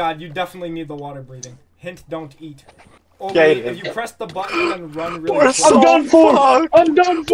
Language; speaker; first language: English; native; English